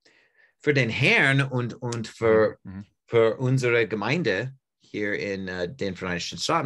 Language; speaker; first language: German; non-native, learner; English